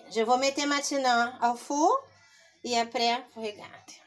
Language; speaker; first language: French; non-native, learner; Portuguese